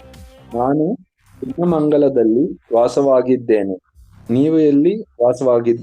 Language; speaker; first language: Kannada; non-native, learner; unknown